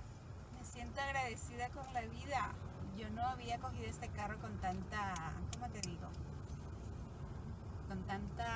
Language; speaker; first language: Spanish; early bilingual, heritage; Spanish